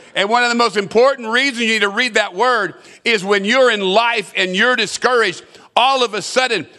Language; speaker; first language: English; native; English